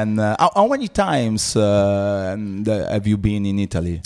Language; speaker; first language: English; non-native, learner; Italian